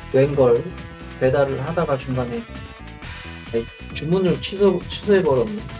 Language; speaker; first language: Korean; native; Korean